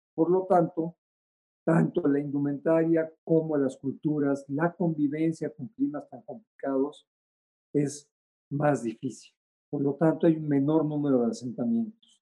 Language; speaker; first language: Spanish; native; Spanish